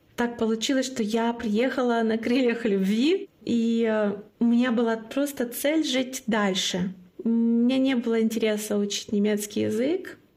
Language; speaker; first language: Russian; non-native, local second language; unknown